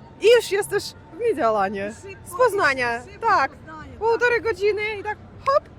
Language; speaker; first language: Polish; non-native, learner; Russian